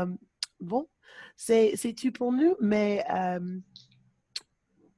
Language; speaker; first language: French; non-native, learner; English